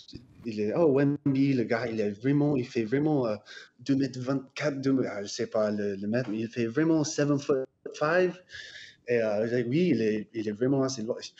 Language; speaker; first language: French; non-native, fluent; English